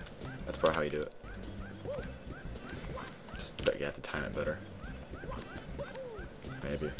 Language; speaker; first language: English; native; English